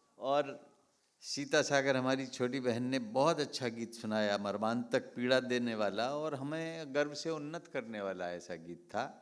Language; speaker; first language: Hindi; native; Hindi